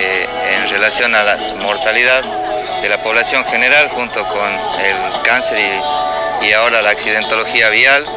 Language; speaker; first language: Spanish; native; Spanish